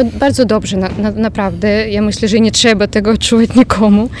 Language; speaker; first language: Polish; non-native, learner; Ukrainian